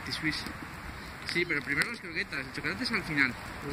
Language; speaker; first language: Spanish; native; Spanish